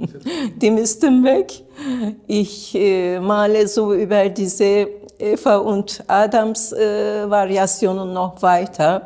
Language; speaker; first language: German; non-native, learner; Turkish